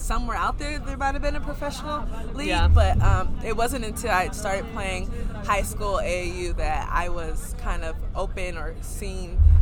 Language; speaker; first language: English; native; English